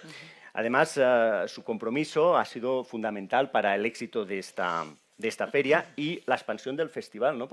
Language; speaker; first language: Spanish; native; Spanish